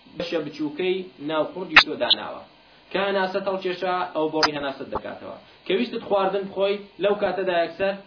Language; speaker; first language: Central Kurdish; non-native, local second language; Kurdish